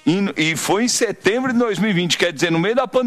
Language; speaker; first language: Portuguese; native; Portuguese